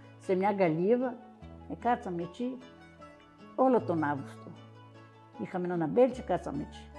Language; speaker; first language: Greek; native; Greek